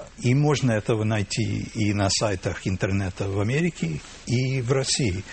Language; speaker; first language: Russian; non-native, fluent; English